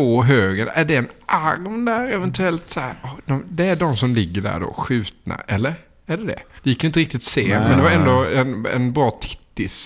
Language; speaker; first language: Swedish; native; Swedish